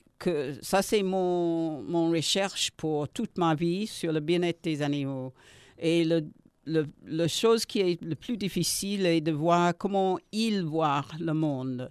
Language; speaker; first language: French; non-native, learner; English